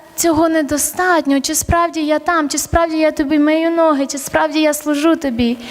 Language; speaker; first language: Ukrainian; early bilingual, other home language; Armenian